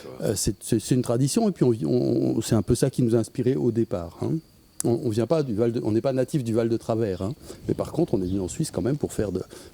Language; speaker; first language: French; native; French